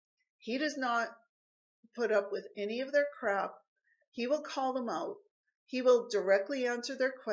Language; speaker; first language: English; native; English